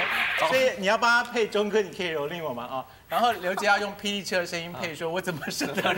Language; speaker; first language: Chinese; native; Chinese